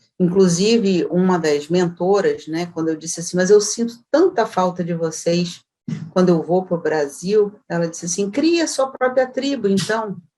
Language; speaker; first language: Portuguese; native; Portuguese